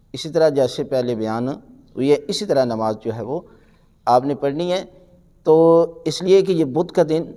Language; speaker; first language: Urdu; native; Urdu